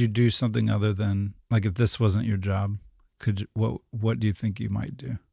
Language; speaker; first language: English; native; English